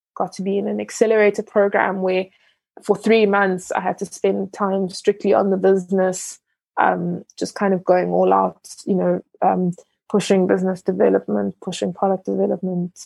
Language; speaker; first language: English; early bilingual, other home language; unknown